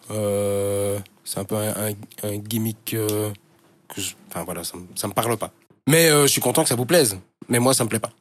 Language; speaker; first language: French; native; French